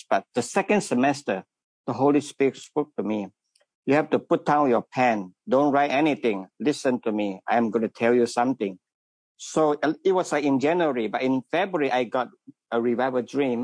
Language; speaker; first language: English; non-native, local second language; Min Nan Chinese